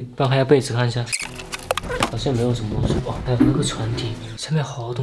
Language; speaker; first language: Chinese; native; Chinese